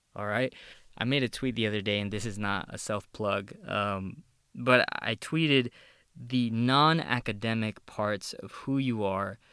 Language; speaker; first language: English; early bilingual, other home language; Spanish